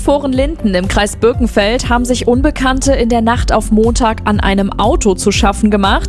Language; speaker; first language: German; native; German